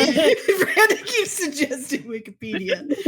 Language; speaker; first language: English; native; English